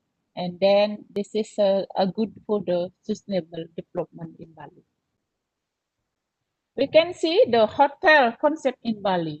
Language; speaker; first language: English; non-native, learner; Indonesian